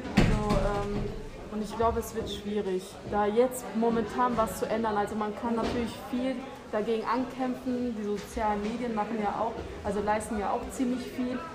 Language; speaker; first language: German; early bilingual, other home language; Albanian